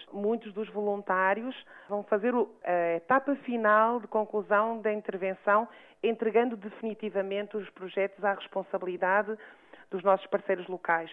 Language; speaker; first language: Portuguese; native; Portuguese